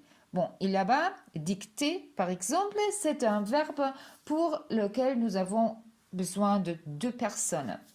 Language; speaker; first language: French; non-native, fluent; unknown